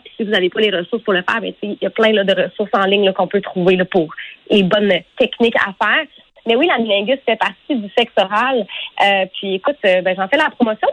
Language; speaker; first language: French; native; French